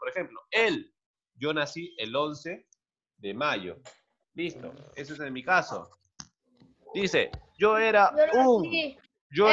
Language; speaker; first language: Spanish; native; Spanish